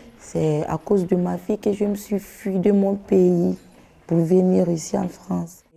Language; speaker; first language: French; non-native, local second language; Fula